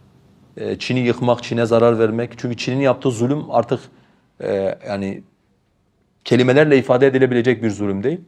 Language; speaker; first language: Turkish; non-native, local second language; Kurdish